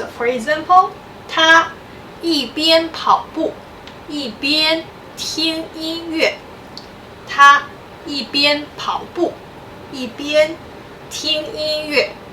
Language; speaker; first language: Chinese; non-native, fluent; English